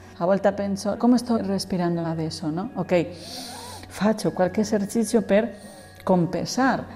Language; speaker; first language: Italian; non-native, learner; Spanish